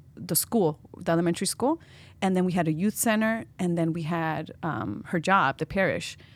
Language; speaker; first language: English; early bilingual, other home language; Spanish